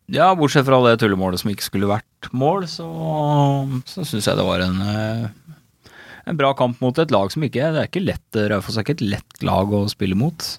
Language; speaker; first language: Norwegian; native; Norwegian